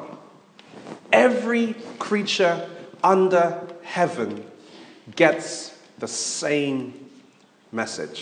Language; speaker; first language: English; native; English